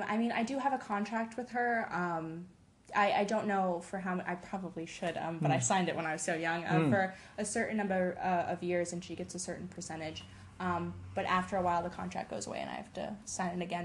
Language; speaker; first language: English; native; English